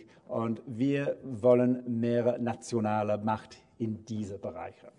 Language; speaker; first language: German; non-native, fluent; English